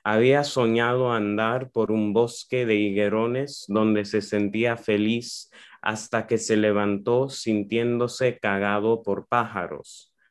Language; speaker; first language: Spanish; early bilingual, heritage; Spanish